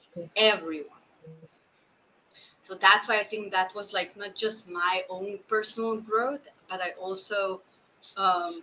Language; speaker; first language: English; non-native, fluent; Slovenian